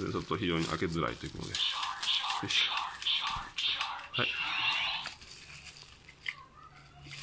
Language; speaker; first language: Japanese; native; Japanese